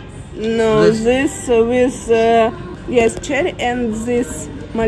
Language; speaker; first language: English; non-native, learner; Russian